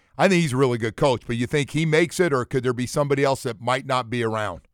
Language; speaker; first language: English; native; English